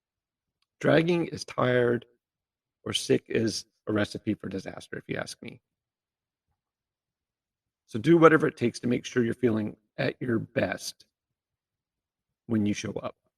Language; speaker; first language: English; native; English